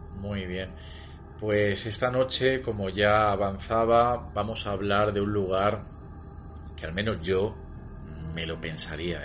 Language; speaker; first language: Spanish; native; Spanish